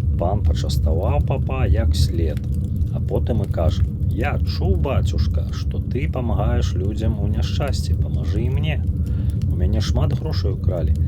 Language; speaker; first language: Belarusian; native; Belarusian